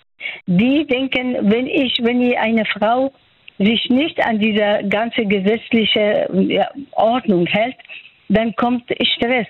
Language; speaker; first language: German; non-native, fluent; Persian